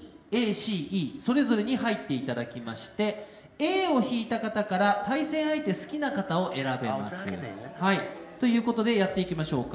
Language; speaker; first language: Japanese; native; Japanese